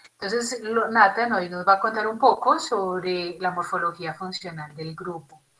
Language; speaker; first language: Spanish; native; Spanish